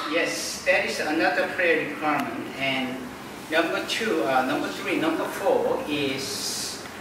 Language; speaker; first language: English; non-native, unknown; Korean